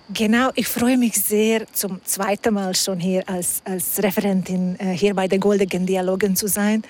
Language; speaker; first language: German; non-native, fluent; Hungarian